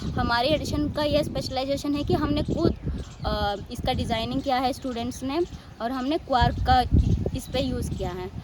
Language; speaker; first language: Hindi; non-native, local second language; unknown